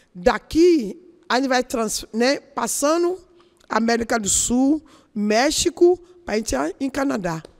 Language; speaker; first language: Portuguese; non-native, learner; Yoruba